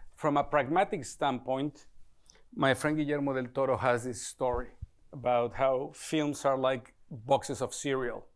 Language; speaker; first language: English; non-native, fluent; Spanish